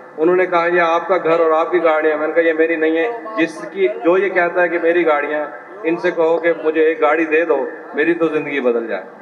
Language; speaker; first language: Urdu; non-native, local second language; Saraiki